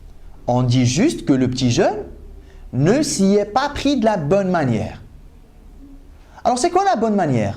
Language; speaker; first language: French; native; French